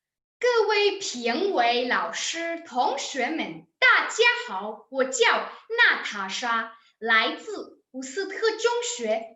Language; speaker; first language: Chinese; non-native, learner; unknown